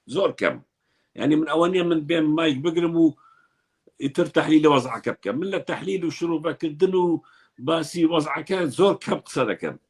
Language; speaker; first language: Central Kurdish; non-native, local second language; Kurdish